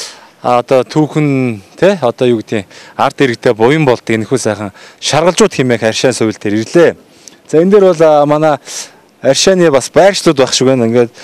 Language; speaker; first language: Mongolian; native; Mongolian